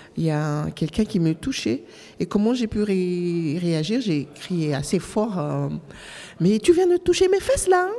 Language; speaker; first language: French; non-native, local second language; Malagasy